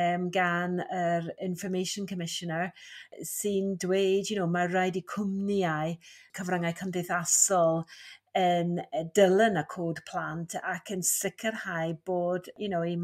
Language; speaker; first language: Welsh; non-native, fluent; English